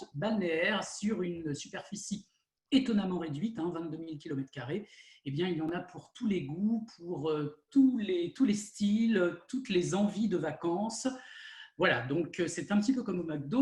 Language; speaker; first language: French; native; French